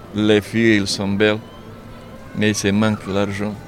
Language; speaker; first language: French; non-native, learner; Serbian